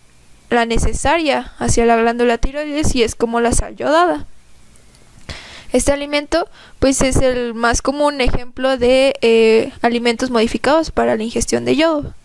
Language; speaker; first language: Spanish; native; Spanish